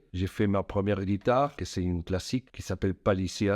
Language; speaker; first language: French; non-native, fluent; Spanish